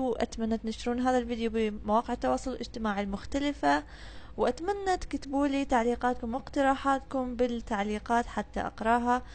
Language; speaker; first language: Arabic; native; Arabic